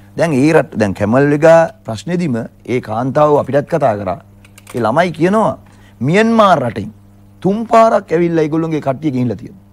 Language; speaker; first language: Sinhala; native; Sinhala